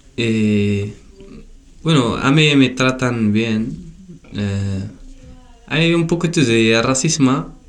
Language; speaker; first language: Spanish; non-native, learner; Tachelhit